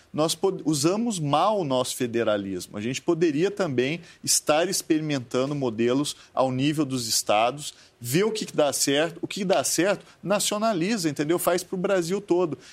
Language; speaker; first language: Portuguese; native; Portuguese